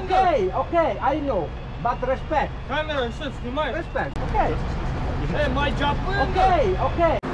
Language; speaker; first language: English; non-native, learner; Italian